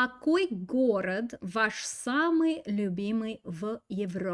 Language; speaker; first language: Russian; non-native, fluent; English